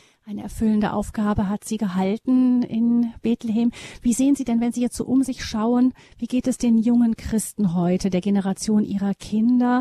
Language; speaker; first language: German; native; German